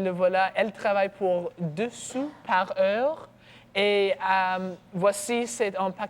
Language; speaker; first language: French; non-native, learner; English